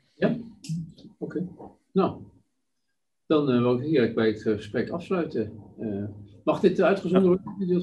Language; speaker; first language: Dutch; native; Dutch